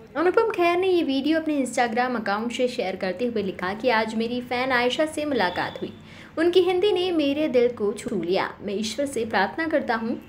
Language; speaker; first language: Hindi; native; Hindi